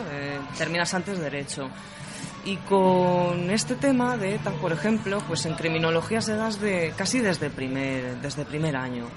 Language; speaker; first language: Spanish; native; Spanish